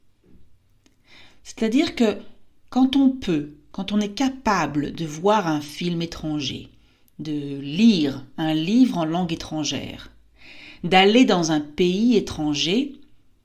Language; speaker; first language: French; native; French